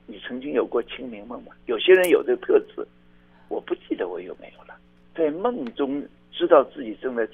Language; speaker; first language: Chinese; native; Chinese